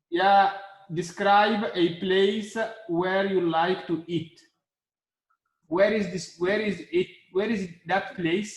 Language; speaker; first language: English; non-native, learner; Arabic